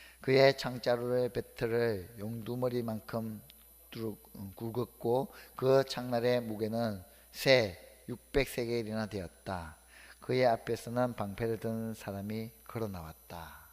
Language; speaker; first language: Korean; native; Korean